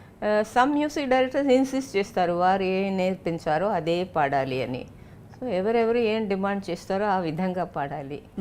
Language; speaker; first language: Telugu; non-native, fluent; Tamil